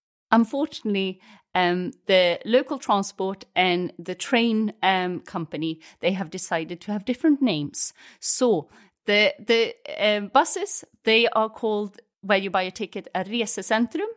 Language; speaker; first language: English; non-native, fluent; Swedish